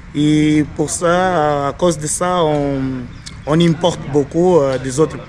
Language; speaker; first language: French; non-native, fluent; Portuguese